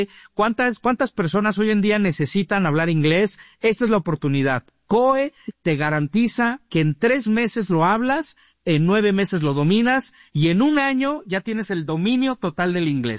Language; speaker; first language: Spanish; native; Spanish